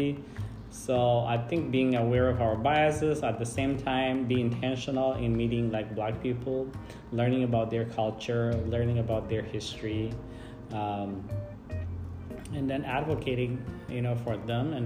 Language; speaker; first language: English; non-native, fluent; Amharic